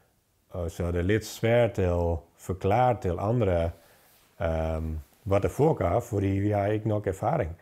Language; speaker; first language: Danish; non-native, fluent; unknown